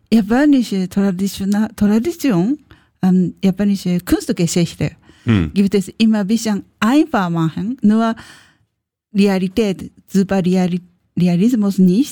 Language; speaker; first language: German; non-native, learner; Japanese